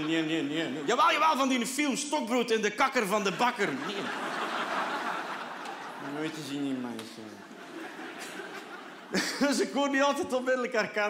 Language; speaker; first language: Dutch; native; Dutch